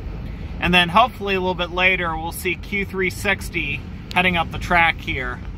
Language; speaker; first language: English; native; English